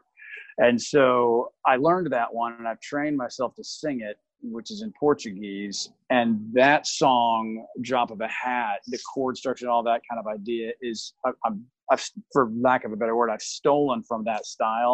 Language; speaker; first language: English; native; English